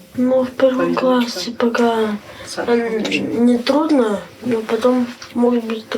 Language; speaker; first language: Russian; non-native, fluent; Portuguese